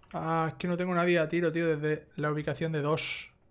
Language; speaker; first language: Spanish; native; Spanish